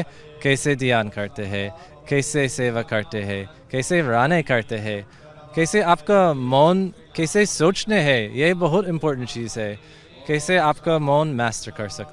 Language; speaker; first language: Hindi; non-native, learner; English